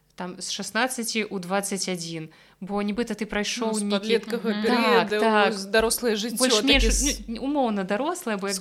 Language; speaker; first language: Belarusian; non-native, local second language; Russian